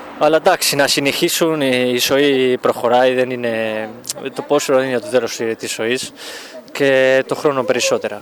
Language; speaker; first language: Greek; non-native, fluent; Spanish